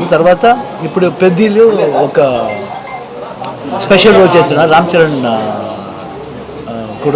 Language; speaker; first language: Telugu; non-native, learner; Kannada